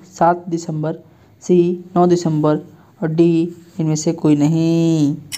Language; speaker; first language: Hindi; native; Hindi